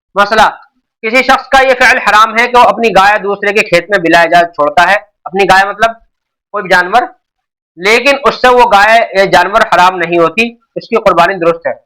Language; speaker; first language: Urdu; native; Urdu